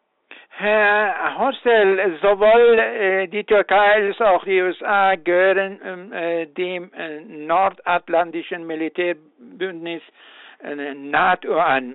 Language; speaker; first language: German; non-native, fluent; Persian